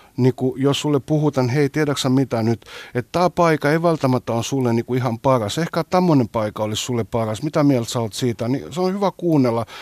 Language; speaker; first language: Finnish; non-native, fluent; Greek